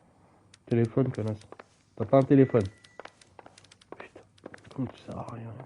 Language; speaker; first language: French; native; French